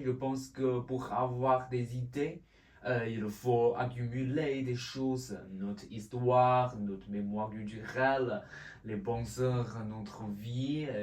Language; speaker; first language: French; non-native, learner; Chinese